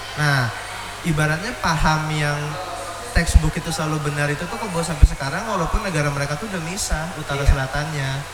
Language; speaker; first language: Indonesian; native; Indonesian